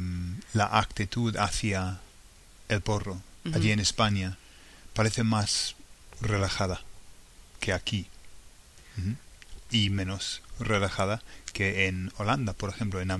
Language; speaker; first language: Spanish; non-native, fluent; English